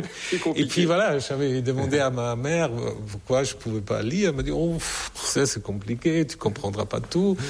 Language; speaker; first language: French; non-native, fluent; German